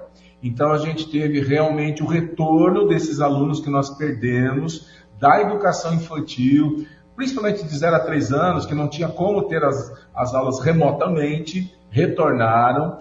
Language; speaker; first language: Portuguese; native; Portuguese